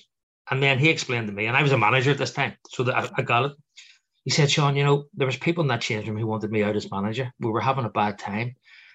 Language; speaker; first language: English; native; English